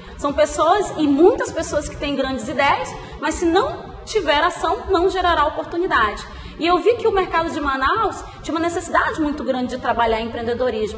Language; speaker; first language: Portuguese; native; Portuguese